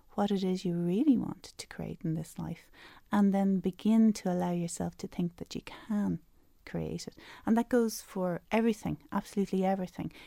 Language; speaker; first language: English; native; English